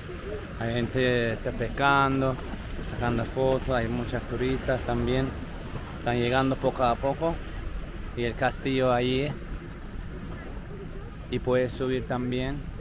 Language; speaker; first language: Spanish; non-native, learner; Turkish